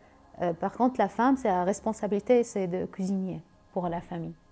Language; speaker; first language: French; non-native, learner; Arabic